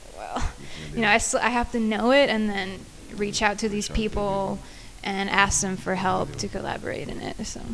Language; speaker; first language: English; non-native, local second language; Spanish